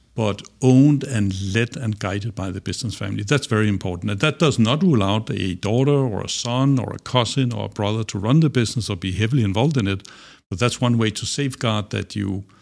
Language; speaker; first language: English; non-native, fluent; Danish